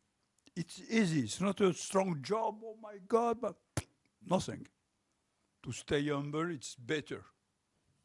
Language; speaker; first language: English; non-native, local second language; French